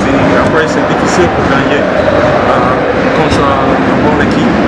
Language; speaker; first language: French; non-native, learner; Greek